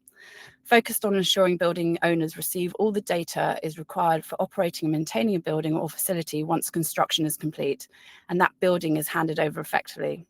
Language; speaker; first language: English; native; English